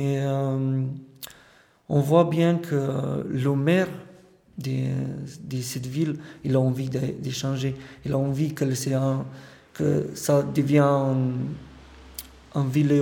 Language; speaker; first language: French; non-native, fluent; Romanian